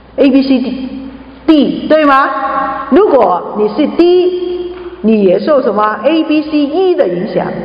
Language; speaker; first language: Chinese; non-native, local second language; Cantonese